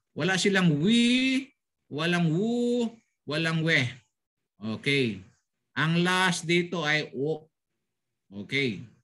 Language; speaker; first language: Filipino; native; Filipino